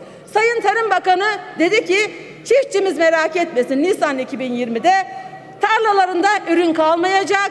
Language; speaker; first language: Turkish; native; Turkish